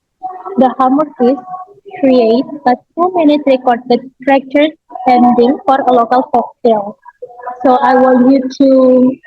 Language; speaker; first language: English; non-native, learner; Indonesian